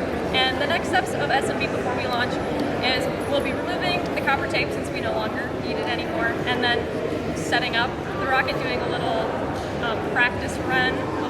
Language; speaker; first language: English; native; English